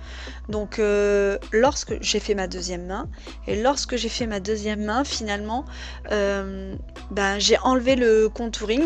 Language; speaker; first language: French; native; French